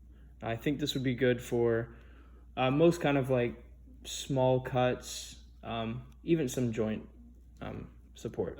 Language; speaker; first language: English; native; English